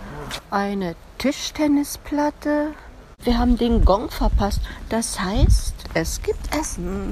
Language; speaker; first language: German; native; German